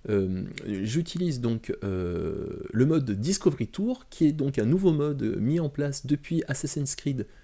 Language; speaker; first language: French; native; French